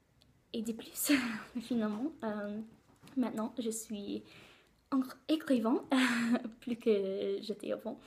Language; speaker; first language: French; non-native, learner; English